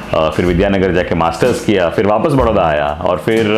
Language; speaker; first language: Hindi; non-native, local second language; Gujarati